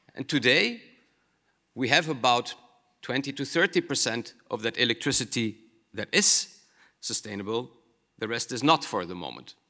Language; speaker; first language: English; non-native, fluent; Dutch